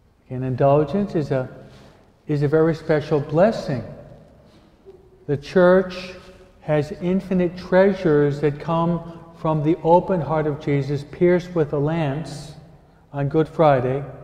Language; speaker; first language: English; native; English